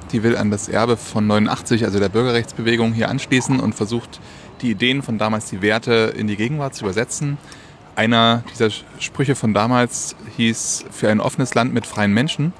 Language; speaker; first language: German; native; German